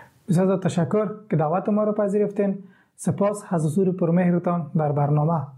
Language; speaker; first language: Persian; native; Persian